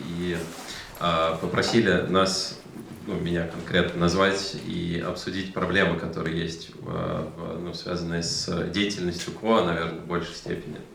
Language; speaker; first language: Russian; native; Russian